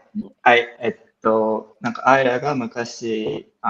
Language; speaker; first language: Japanese; non-native, fluent; English